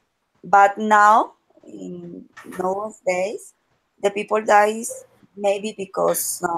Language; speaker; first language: English; non-native, learner; Spanish